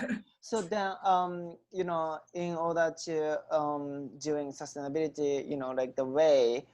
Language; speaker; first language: English; non-native, fluent; Japanese